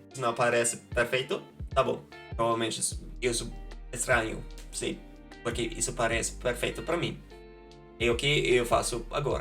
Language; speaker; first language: Portuguese; non-native, fluent; Norwegian